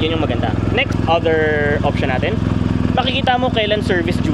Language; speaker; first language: Filipino; native; Filipino